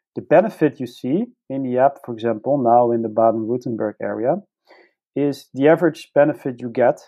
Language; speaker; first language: English; non-native, fluent; Dutch